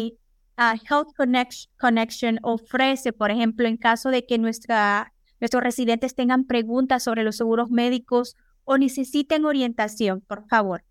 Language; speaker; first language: Spanish; native; Spanish